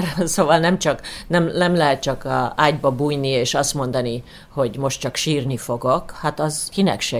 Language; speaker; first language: Hungarian; early bilingual, heritage; Hungarian